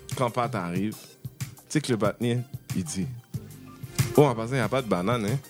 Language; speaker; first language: French; early bilingual, heritage; French